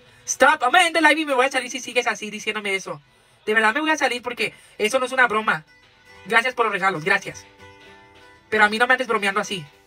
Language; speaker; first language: Spanish; early bilingual, heritage; Spanish